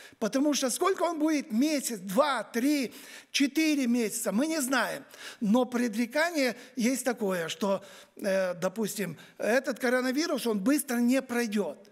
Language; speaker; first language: Russian; native; Russian